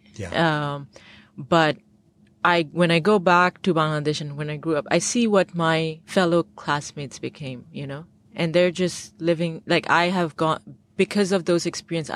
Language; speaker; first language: English; non-native, local second language; Bangla